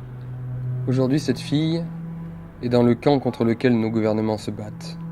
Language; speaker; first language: French; native; French